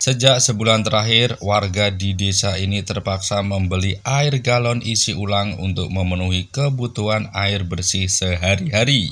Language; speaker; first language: Indonesian; native; Indonesian